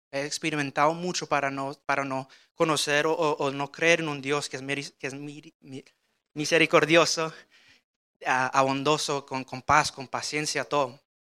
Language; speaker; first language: Spanish; early bilingual, heritage; Spanish